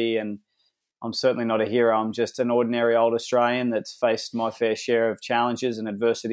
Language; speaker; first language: English; native; English